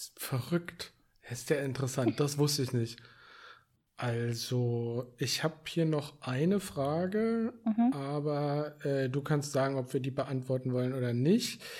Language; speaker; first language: German; native; German